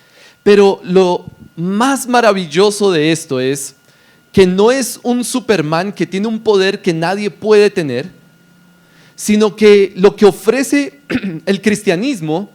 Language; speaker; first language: Spanish; native; Spanish